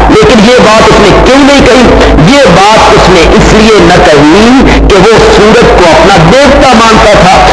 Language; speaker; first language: Urdu; non-native, local second language; Punjabi